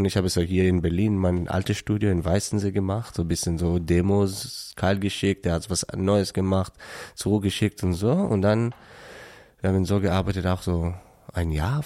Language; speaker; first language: German; non-native, learner; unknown